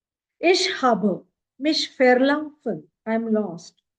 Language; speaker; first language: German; non-native, fluent; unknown